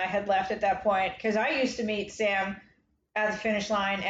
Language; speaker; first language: English; native; English